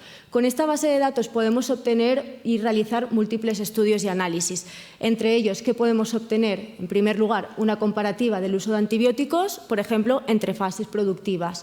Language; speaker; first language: Spanish; native; Spanish